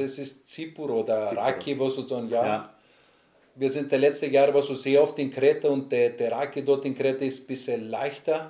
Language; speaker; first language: German; non-native, learner; Greek